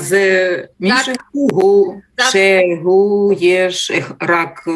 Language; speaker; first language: Hebrew; non-native, learner; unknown